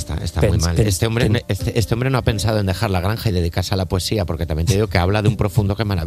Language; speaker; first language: Spanish; native; Spanish